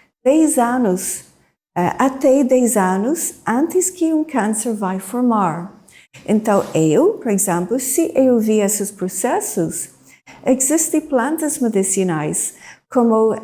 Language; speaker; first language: Portuguese; non-native, fluent; English